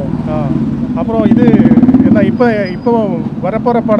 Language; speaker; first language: Tamil; non-native, learner; Malayalam